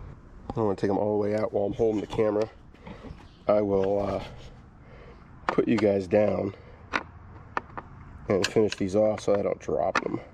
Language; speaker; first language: English; native; English